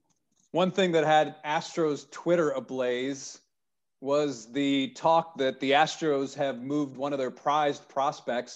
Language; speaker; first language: English; native; English